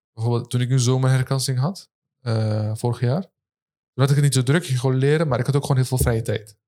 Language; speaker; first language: Dutch; early bilingual, other home language; Turkish